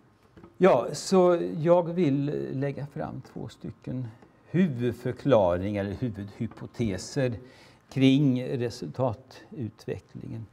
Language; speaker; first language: Swedish; native; Swedish